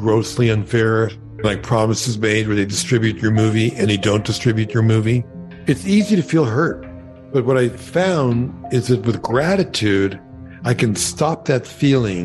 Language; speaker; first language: English; early bilingual, other home language; Yiddish